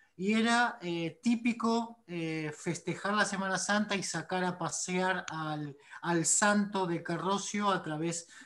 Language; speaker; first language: Spanish; native; Spanish